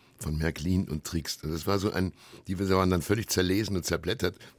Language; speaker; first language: German; native; German